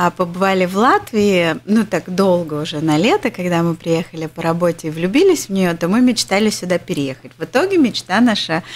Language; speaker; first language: Russian; native; Russian